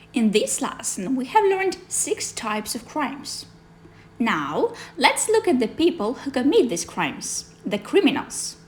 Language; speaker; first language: English; non-native, fluent; Ukrainian